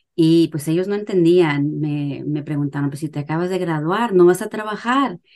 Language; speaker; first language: Spanish; early bilingual, heritage; Spanish